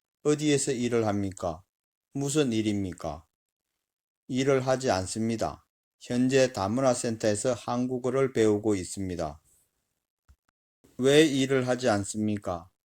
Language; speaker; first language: Korean; non-native, learner; Filipino